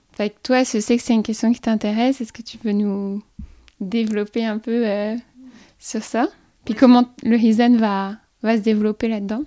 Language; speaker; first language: French; native; French